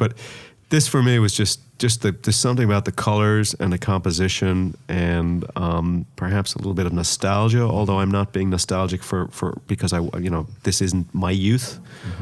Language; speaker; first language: English; native; English